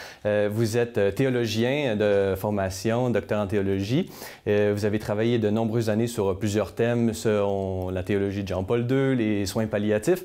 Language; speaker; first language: French; native; French